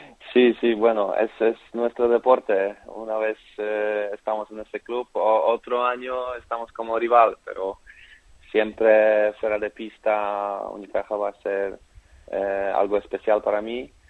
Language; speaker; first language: Spanish; non-native, fluent; Polish